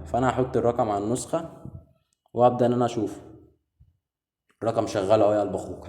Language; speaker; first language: Arabic; native; Arabic